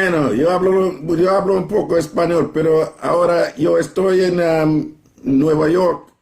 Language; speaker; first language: Spanish; non-native, learner; Jamaican Creole English